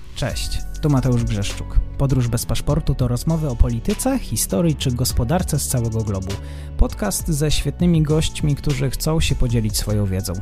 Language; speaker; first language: Polish; native; Polish